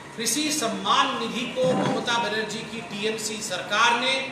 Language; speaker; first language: Hindi; non-native, local second language; Odia